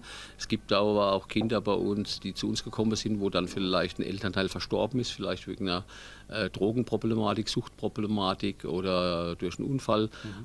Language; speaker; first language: German; native; German